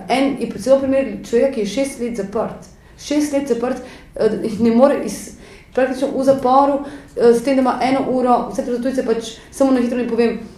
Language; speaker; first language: Slovenian; native; Slovenian